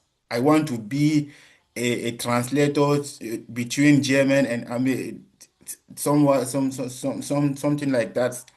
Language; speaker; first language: English; non-native, learner; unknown